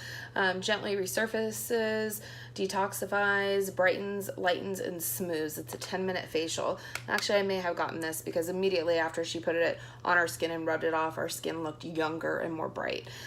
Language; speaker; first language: English; native; English